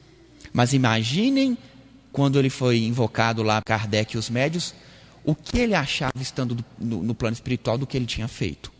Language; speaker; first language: Portuguese; native; Portuguese